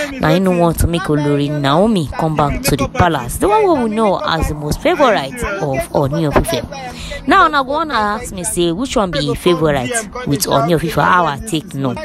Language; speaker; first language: Nigerian Pidgin; non-native, local second language; Yoruba